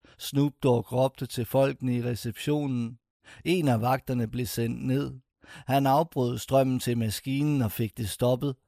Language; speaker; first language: Danish; native; Danish